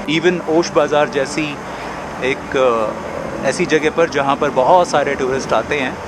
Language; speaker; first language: Hindi; native; Hindi